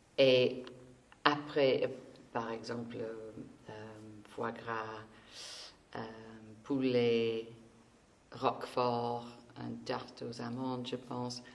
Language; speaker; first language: French; non-native, fluent; English